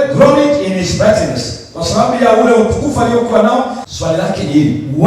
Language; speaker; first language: English; non-native, local second language; Swahili